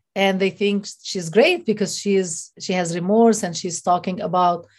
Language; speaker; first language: English; non-native, fluent; Arabic